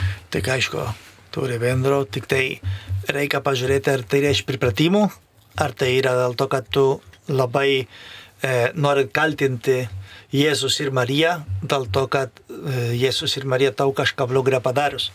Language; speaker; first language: Lithuanian; non-native, fluent; Spanish